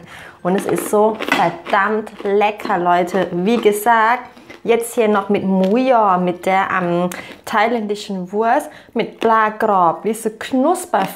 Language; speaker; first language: German; early bilingual, other home language; Thai